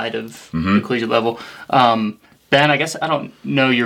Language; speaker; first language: English; native; English